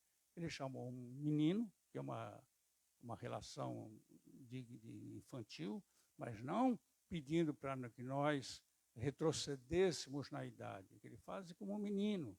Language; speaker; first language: Portuguese; native; Portuguese